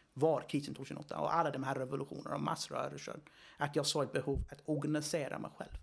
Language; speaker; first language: Swedish; non-native, fluent; Greek